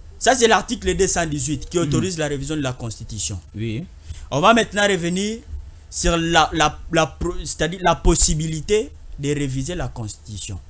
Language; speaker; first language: French; non-native, local second language; Lingala